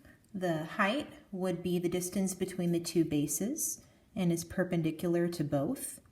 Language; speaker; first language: English; native; English